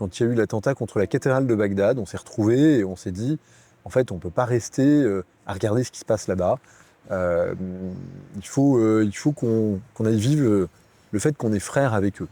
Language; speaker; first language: French; native; French